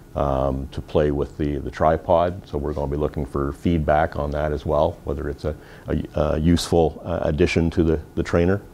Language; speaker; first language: English; native; English